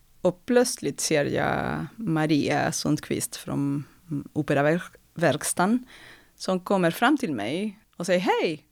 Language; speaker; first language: Swedish; non-native, fluent; Spanish